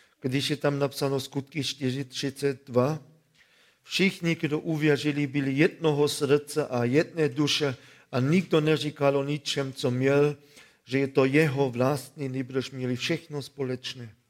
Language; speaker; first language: Czech; non-native, fluent; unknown